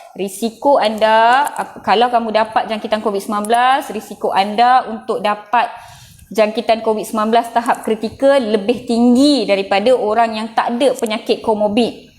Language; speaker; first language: Malay; non-native, local second language; Tamil